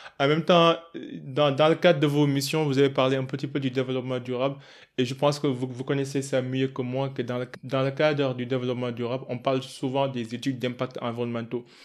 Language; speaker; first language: French; non-native, local second language; Wolof